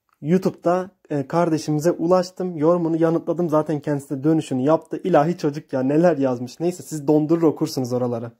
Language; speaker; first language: Turkish; native; Turkish